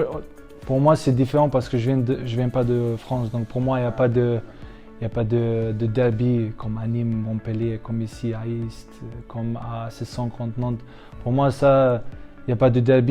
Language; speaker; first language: French; non-native, fluent; Slovenian